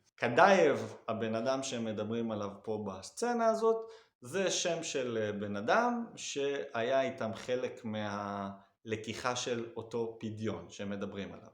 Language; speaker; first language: Hebrew; native; Hebrew